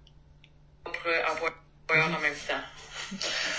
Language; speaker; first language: French; native; French